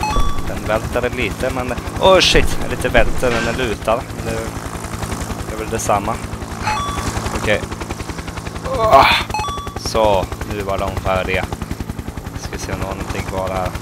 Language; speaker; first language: Swedish; native; Swedish